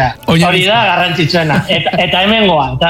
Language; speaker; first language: Basque; non-native, local second language; Spanish